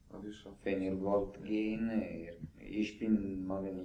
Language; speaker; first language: German; non-native, fluent; Italian